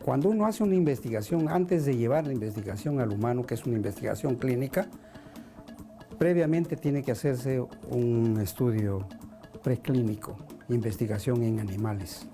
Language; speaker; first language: Spanish; native; Spanish